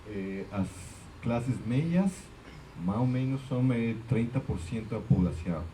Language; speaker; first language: Portuguese; non-native, fluent; Spanish